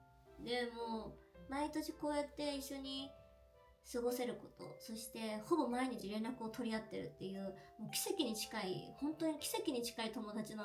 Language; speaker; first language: Japanese; native; Japanese